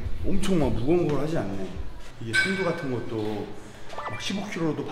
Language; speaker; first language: Korean; native; Korean